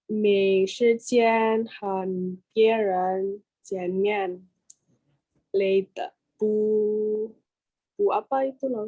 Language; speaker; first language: Chinese; non-native, learner; Indonesian